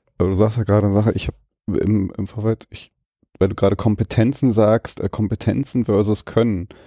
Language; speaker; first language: German; native; German